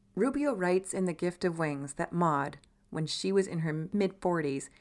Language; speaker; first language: English; native; English